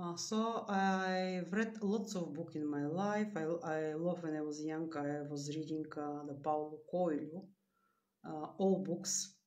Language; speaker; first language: English; non-native, learner; Bulgarian